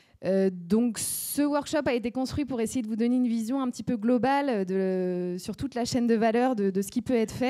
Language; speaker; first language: French; native; French